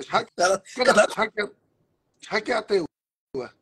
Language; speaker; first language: Arabic; native; Arabic